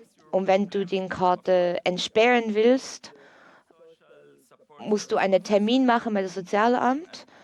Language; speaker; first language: German; native; German